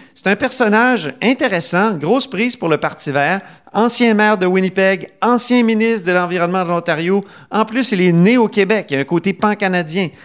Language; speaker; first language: French; native; French